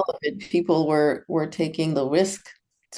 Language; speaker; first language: English; native; English